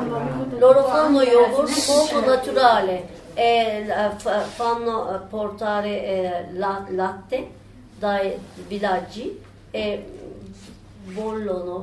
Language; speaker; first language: Italian; non-native, learner; Turkish